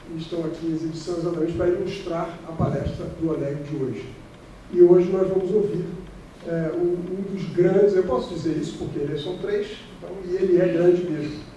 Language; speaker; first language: Portuguese; native; Portuguese